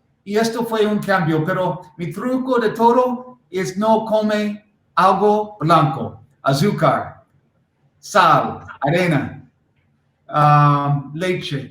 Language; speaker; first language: Spanish; non-native, learner; English